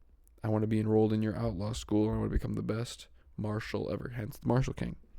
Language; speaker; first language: English; native; English